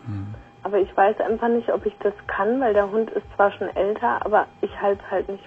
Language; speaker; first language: German; native; German